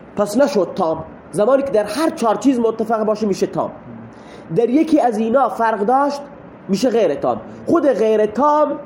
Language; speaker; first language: Persian; non-native, local second language; Baluchi